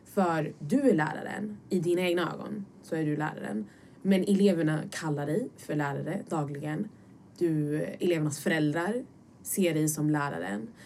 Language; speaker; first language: Swedish; early bilingual, other home language; Somali